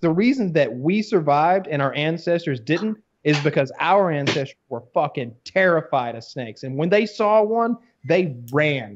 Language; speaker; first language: English; native; English